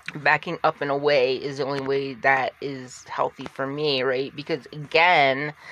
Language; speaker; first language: English; native; English